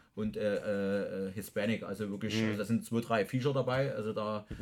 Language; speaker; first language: German; native; German